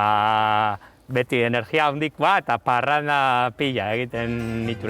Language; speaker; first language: Basque; non-native, local second language; Spanish